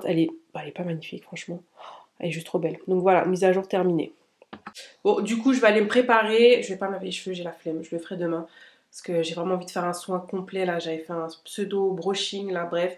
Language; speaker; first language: French; native; French